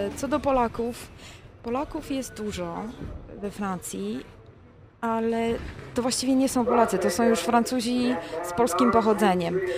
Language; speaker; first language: Polish; native; Polish